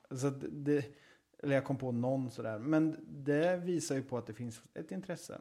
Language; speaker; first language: Swedish; native; Swedish